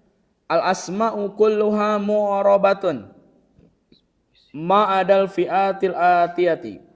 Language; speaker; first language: Arabic; non-native, fluent; Sundanese